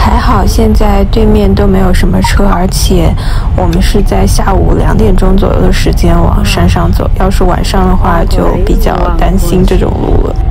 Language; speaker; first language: Chinese; native; Chinese